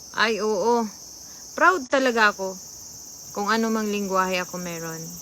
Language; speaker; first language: Filipino; non-native, local second language; Cebuano